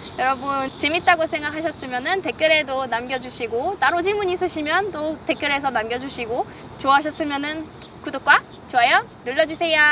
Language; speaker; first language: Korean; non-native, fluent; German